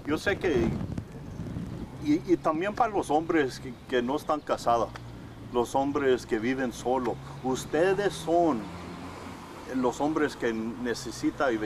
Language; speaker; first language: Spanish; early bilingual, heritage; English